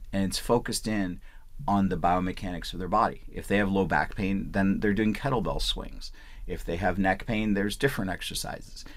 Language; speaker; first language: English; early bilingual, other home language; Punjabi